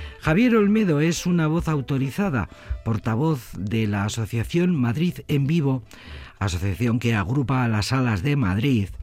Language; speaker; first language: Spanish; native; Spanish